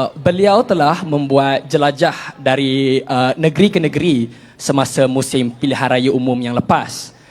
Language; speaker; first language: Malay; native; Malay